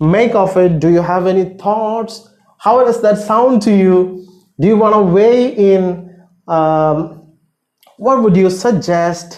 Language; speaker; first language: English; non-native, local second language; Malayalam